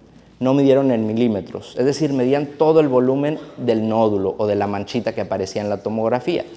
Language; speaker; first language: Spanish; native; Spanish